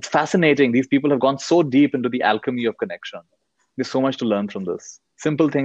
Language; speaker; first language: English; non-native, local second language; Hindi